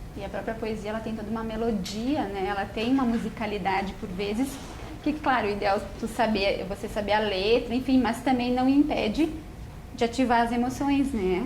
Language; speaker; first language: Portuguese; native; Portuguese